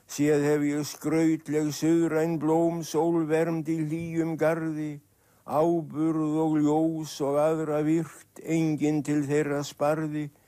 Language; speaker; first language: Icelandic; native; Icelandic